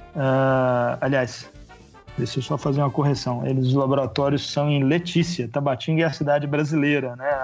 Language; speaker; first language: Portuguese; native; Portuguese